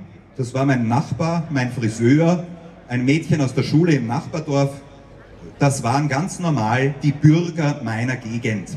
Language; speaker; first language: German; native; German